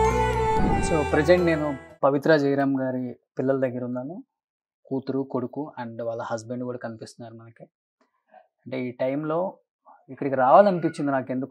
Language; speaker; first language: Telugu; native; Telugu